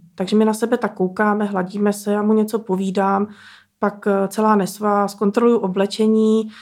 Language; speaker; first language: Czech; native; Czech